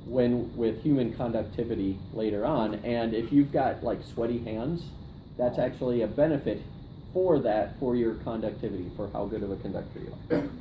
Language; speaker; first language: English; native; English